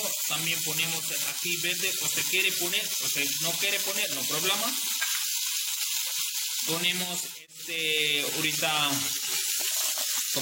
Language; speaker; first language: Spanish; non-native, learner; Urdu